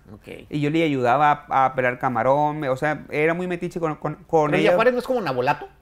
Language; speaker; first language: Spanish; native; Spanish